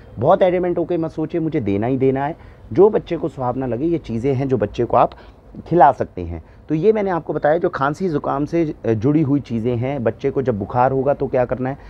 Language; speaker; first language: Hindi; native; Hindi